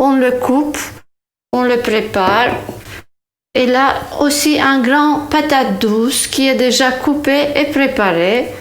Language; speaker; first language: French; non-native, fluent; Turkish